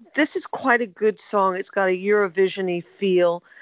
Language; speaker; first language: English; native; English